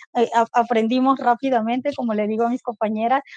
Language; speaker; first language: Spanish; non-native, local second language; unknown